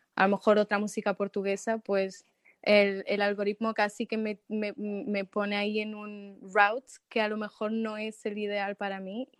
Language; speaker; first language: Spanish; native; Spanish